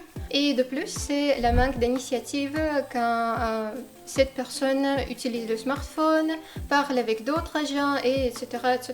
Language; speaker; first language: French; non-native, fluent; Russian